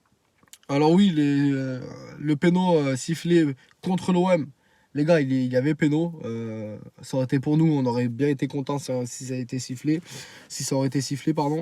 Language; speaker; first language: French; native; French